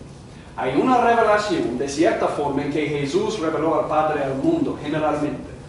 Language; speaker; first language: Spanish; non-native, fluent; English